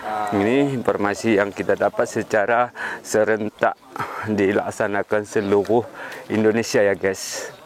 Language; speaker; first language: Indonesian; native; Indonesian